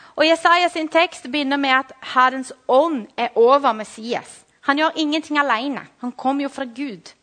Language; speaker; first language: Norwegian; non-native, fluent; Portuguese